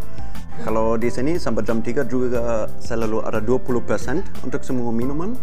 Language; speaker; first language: Indonesian; non-native, fluent; German